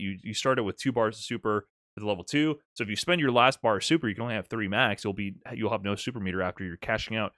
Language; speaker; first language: English; native; English